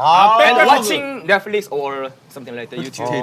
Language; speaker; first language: English; non-native, learner; Korean